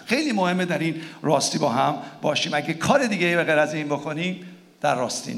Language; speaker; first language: Persian; native; Persian